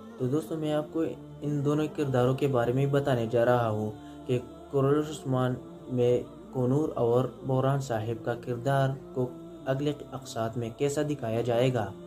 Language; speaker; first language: Urdu; non-native, local second language; Pashto